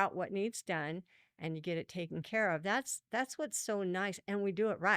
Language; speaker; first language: English; native; English